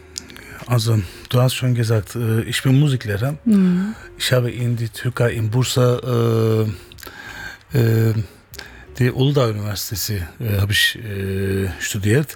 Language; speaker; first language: German; non-native, learner; Turkish